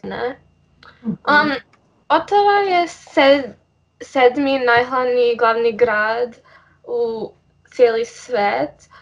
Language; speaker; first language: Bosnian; early bilingual, heritage; English